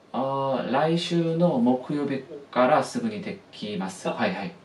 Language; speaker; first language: Japanese; non-native, fluent; Korean